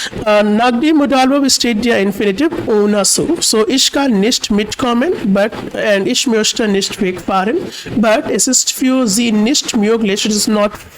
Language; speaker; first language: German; non-native, fluent; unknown